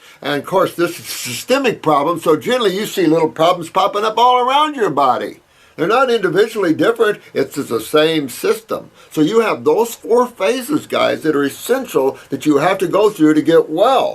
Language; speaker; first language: English; native; English